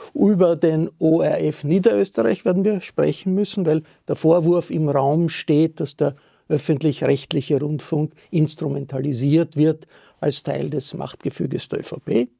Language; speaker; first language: German; native; German